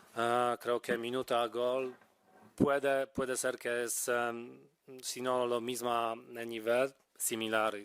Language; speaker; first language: Spanish; non-native, fluent; Polish